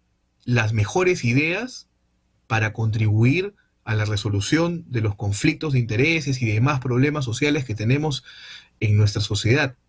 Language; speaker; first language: Spanish; native; Spanish